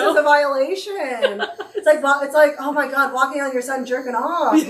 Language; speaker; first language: English; native; English